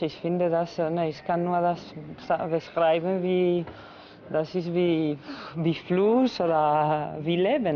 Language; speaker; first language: German; non-native, fluent; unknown